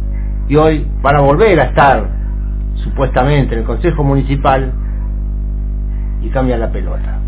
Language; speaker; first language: Spanish; native; Spanish